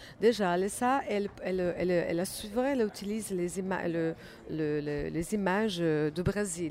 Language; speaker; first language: French; non-native, learner; Portuguese